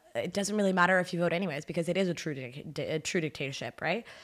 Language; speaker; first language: English; non-native, fluent; French